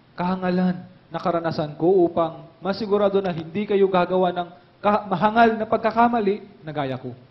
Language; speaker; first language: Filipino; native; Filipino